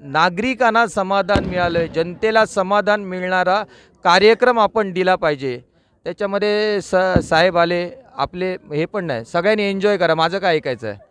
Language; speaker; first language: Marathi; native; Marathi